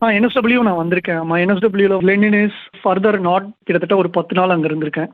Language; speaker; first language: Tamil; native; Tamil